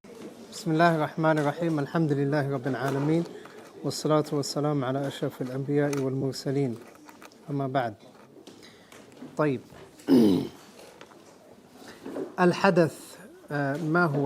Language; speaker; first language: Arabic; non-native, fluent; English